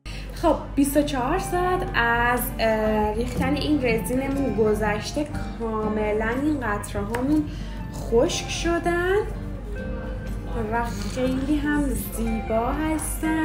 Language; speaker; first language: Persian; native; Persian